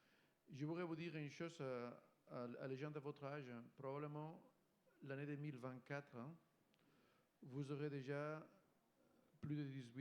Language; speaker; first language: French; non-native, fluent; Spanish